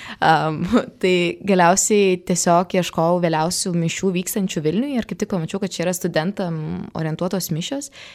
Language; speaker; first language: Lithuanian; native; Lithuanian